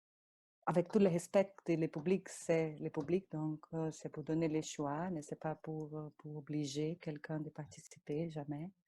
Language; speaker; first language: French; non-native, fluent; Portuguese